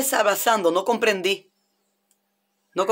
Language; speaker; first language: Spanish; native; Spanish